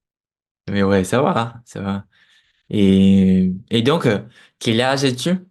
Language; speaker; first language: French; non-native, fluent; Portuguese